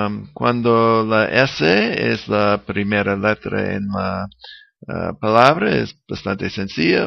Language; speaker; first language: Spanish; non-native, learner; English